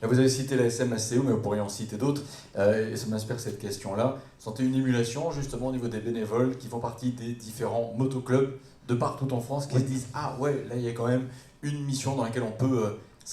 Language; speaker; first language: French; native; French